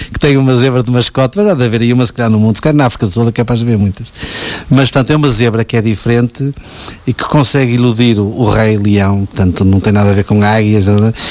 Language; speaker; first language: Portuguese; native; Portuguese